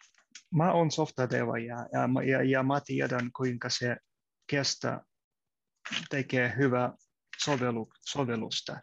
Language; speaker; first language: Finnish; non-native, learner; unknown